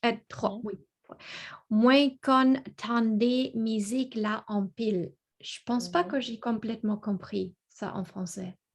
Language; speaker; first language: French; non-native, learner; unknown